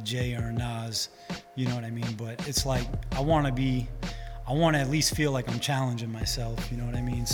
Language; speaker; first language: English; native; English